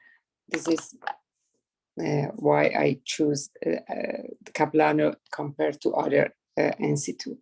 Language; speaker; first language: English; non-native, learner; Persian